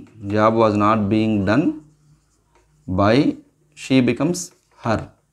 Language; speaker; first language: English; non-native, local second language; Telugu